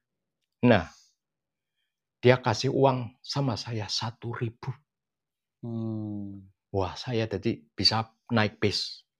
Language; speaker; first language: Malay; non-native, local second language; Javanese